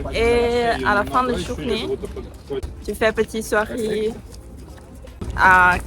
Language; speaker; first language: French; non-native, learner; Thai